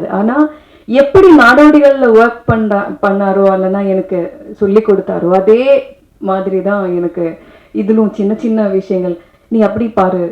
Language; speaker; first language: Tamil; non-native, fluent; Malayalam